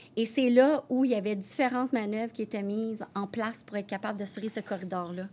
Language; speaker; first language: French; native; French